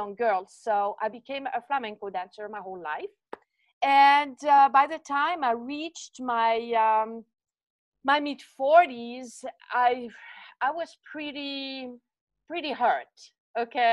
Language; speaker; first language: English; non-native, fluent; French